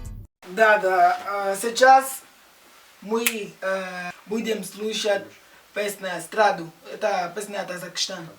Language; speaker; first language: Russian; non-native, learner; Portuguese